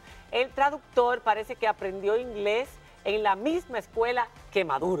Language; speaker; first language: Spanish; native; Spanish